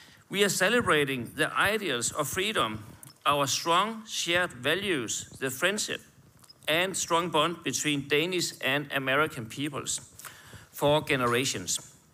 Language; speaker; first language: English; non-native, fluent; Danish